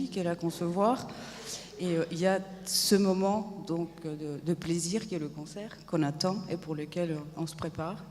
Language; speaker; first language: French; non-native, fluent; Spanish